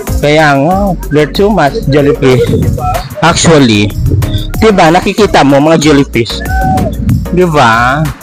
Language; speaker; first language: Filipino; non-native, local second language; Hiligaynon